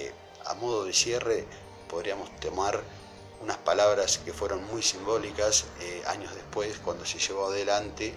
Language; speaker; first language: Spanish; native; Spanish